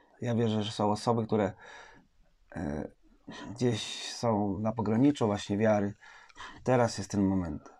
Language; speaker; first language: Polish; native; Polish